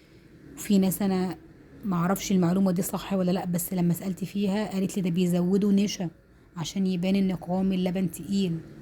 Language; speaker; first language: Arabic; native; Arabic